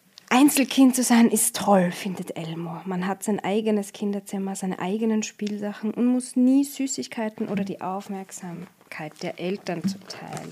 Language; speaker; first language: German; native; German